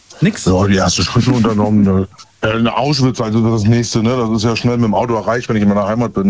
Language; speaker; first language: German; native; German